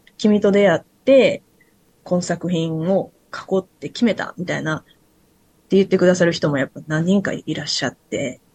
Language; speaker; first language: Japanese; native; Japanese